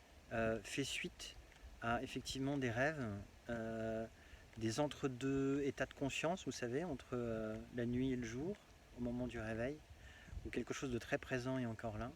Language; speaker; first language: French; native; French